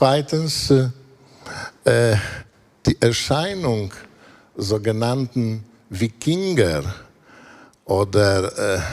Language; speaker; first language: German; non-native, fluent; Polish